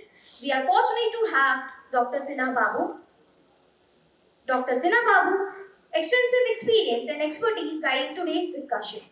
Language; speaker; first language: English; non-native, local second language; Hindi